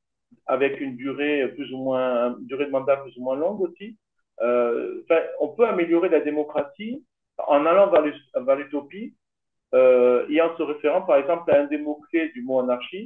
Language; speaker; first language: French; native; French